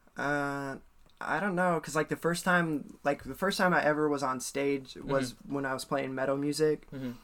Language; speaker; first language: English; native; English